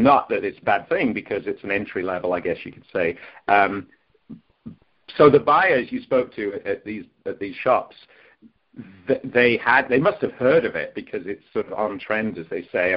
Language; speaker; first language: English; native; English